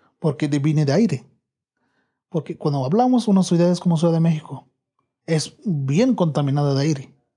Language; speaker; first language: Spanish; non-native, learner; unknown